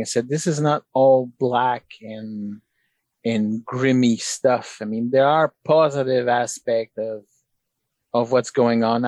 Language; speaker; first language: English; native; English